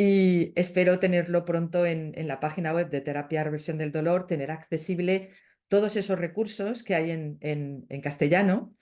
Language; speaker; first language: Spanish; native; Spanish